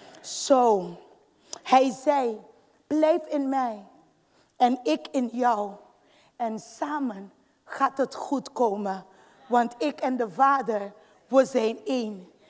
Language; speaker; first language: Dutch; non-native, fluent; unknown